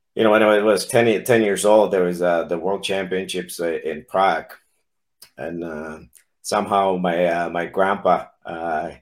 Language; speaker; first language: English; non-native, fluent; Czech